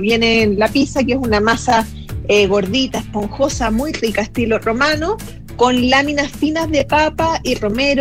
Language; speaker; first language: Spanish; native; Spanish